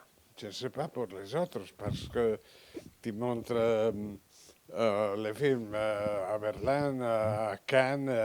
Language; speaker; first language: French; non-native, learner; Catalan